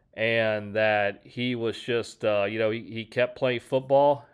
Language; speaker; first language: English; native; English